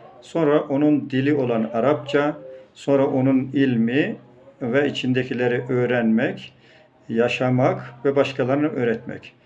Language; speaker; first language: Turkish; native; Turkish